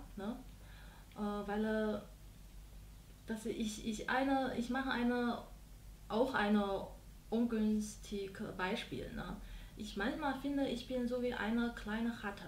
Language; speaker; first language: German; non-native, learner; Chinese